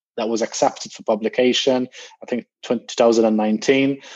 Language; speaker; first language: English; non-native, fluent; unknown